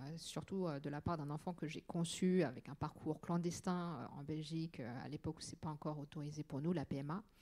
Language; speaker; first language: French; native; French